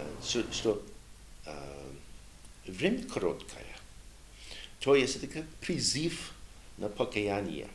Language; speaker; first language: Russian; non-native, learner; English